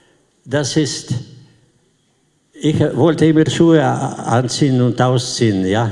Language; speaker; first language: German; non-native, learner; Slovenian